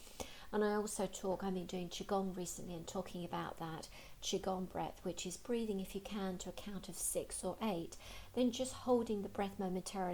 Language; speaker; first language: English; native; English